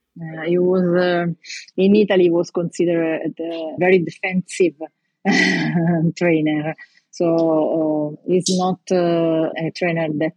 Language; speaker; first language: English; non-native, learner; Italian